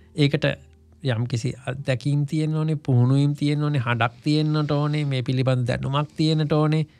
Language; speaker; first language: Sinhala; native; Sinhala